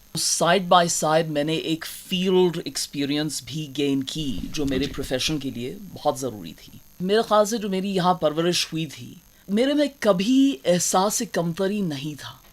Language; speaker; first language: Urdu; non-native, local second language; Kashmiri